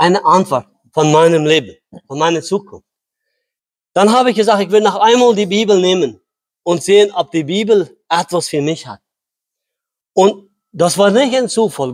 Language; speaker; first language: German; early bilingual, heritage; Low German